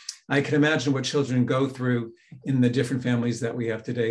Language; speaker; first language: English; native; English